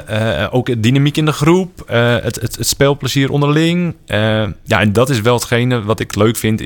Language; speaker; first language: Dutch; native; Dutch